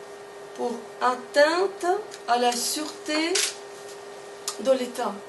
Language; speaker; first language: French; non-native, fluent; Russian